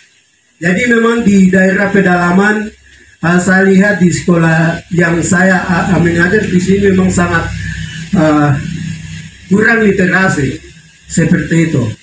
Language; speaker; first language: Indonesian; non-native, local second language; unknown